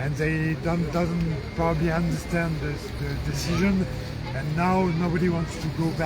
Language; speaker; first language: English; non-native, fluent; French